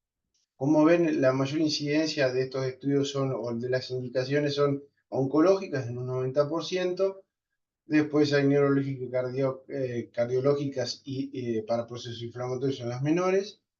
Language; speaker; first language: Spanish; native; Spanish